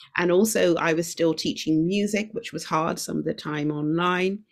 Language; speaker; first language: English; native; English